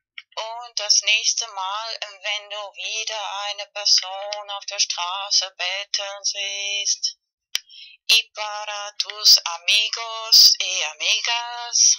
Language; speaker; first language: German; non-native, fluent; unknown